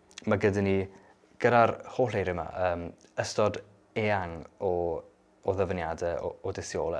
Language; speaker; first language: Welsh; native; Welsh